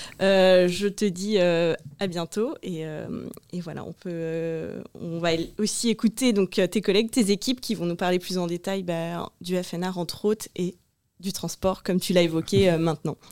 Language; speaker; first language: French; native; French